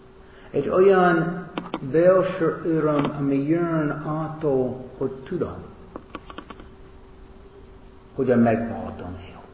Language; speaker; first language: Hungarian; non-native, learner; English